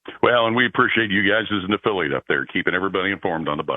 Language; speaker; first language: English; native; English